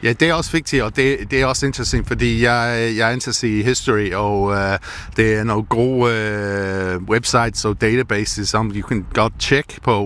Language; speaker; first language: Danish; non-native, learner; English